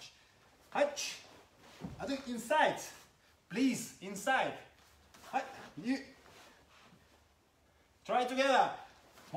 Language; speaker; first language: English; non-native, learner; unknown